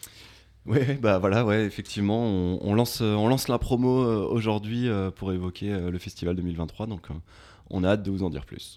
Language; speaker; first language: French; native; French